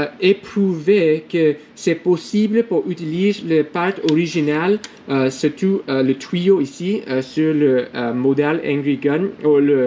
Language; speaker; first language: French; non-native, learner; English